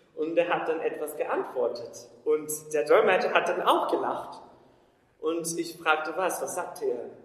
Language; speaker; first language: German; non-native, fluent; Portuguese